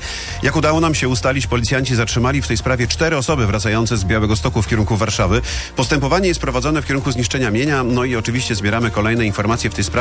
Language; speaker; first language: Polish; native; Polish